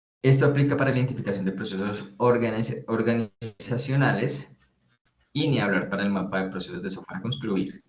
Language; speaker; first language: Spanish; native; Spanish